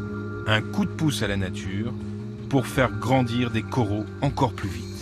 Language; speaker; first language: French; native; French